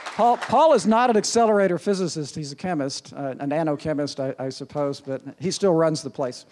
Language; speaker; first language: English; native; English